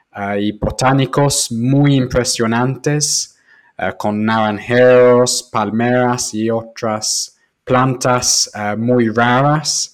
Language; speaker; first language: Spanish; non-native, fluent; English